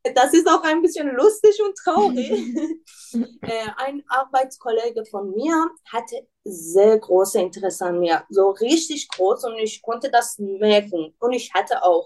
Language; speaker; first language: German; non-native, learner; Persian